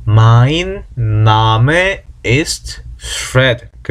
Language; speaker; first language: German; non-native, fluent; Korean